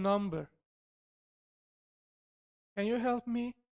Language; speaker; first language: English; non-native, learner; Nepali